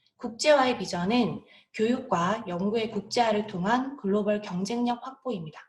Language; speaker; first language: Korean; native; Korean